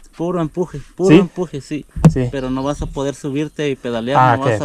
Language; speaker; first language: Spanish; native; Spanish